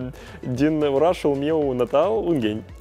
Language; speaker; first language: Romanian; non-native, local second language; Russian